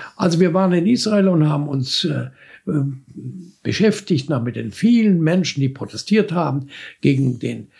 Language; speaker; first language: German; native; German